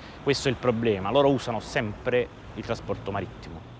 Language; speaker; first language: Italian; native; Italian